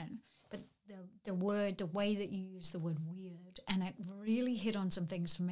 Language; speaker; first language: English; native; English